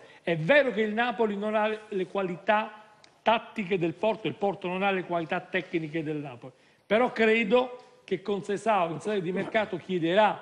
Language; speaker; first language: Italian; native; Italian